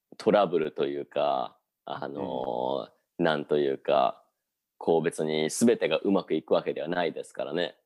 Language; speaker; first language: Japanese; native; Japanese